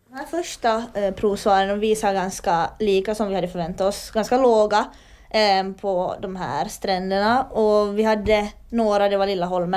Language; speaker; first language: Swedish; native; Swedish